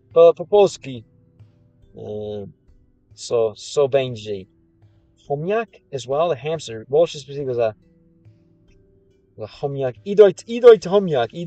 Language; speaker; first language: Russian; non-native, learner; English